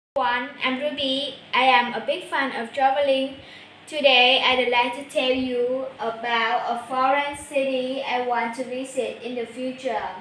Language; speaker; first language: English; non-native, learner; Vietnamese